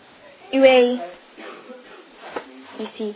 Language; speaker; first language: French; non-native, learner; English